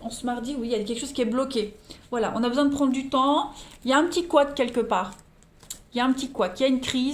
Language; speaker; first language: French; native; French